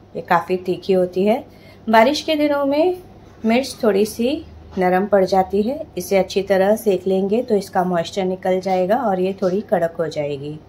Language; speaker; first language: Hindi; non-native, local second language; Telugu